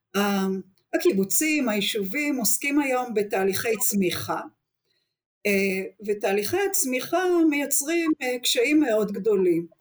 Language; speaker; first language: Hebrew; native; Hebrew